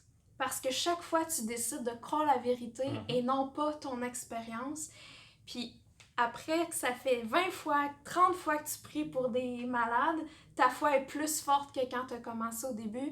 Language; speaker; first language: French; native; French